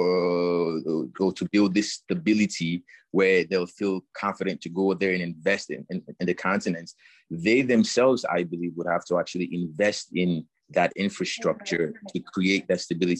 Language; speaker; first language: English; non-native, local second language; French